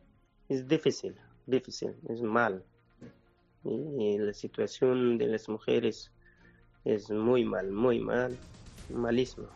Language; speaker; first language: Spanish; non-native, learner; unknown